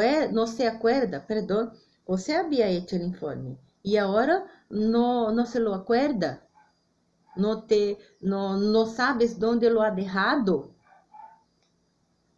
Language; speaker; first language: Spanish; non-native, fluent; Portuguese